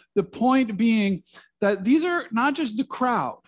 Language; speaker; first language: English; native; English